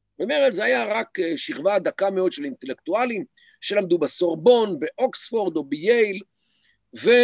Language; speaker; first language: Hebrew; native; Hebrew